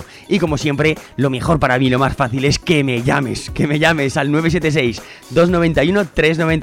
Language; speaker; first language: Spanish; native; Spanish